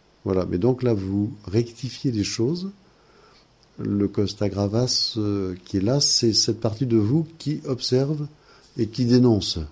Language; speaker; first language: French; native; French